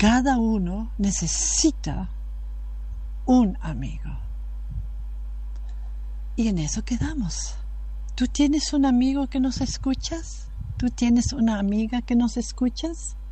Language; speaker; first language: Spanish; non-native, fluent; German